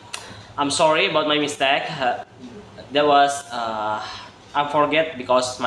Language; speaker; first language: English; non-native, learner; Indonesian